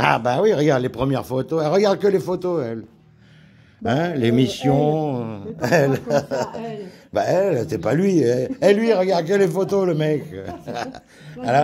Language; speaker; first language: French; native; French